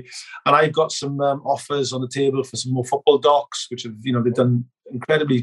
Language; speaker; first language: English; native; English